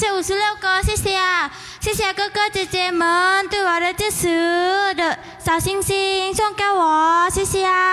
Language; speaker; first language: Chinese; non-native, learner; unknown